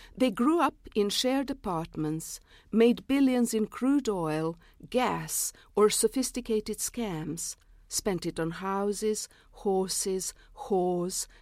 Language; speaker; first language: English; non-native, fluent; Serbian